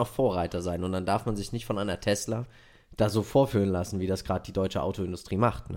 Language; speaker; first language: German; native; German